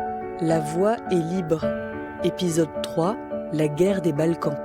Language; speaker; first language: French; native; French